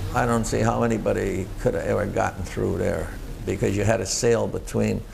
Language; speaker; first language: English; native; English